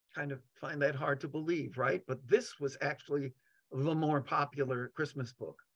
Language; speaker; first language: English; native; English